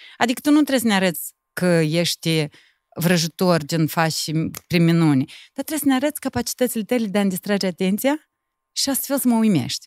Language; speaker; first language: Romanian; native; Romanian